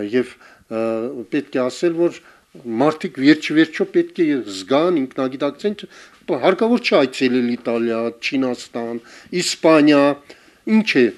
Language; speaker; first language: Armenian; native; Armenian